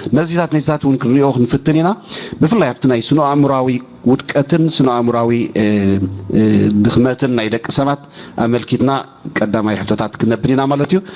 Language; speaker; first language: Tigrinya; native; Tigrinya